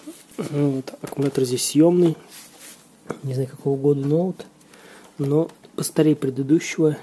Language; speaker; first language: Russian; native; Russian